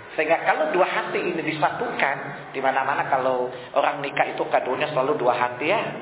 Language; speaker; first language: Indonesian; non-native, local second language; Sundanese